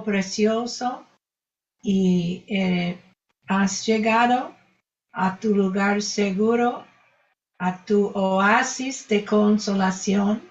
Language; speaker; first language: Spanish; non-native, fluent; English